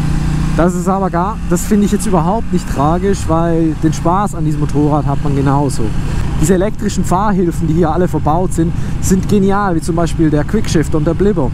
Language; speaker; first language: German; native; German